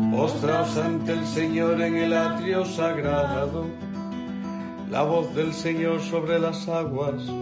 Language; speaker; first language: Spanish; native; Spanish